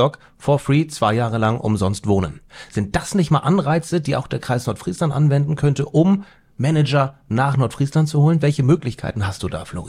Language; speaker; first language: German; native; German